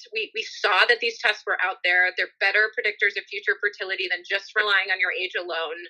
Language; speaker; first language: English; native; English